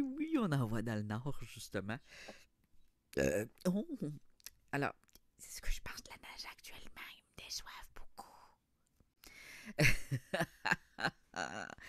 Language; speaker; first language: French; native; French